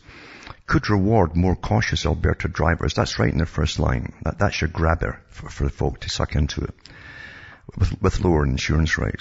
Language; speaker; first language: English; native; English